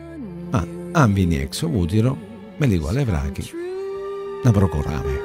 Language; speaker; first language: Greek; non-native, learner; Italian